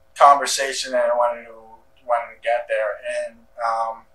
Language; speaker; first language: English; early bilingual, other home language; Spanish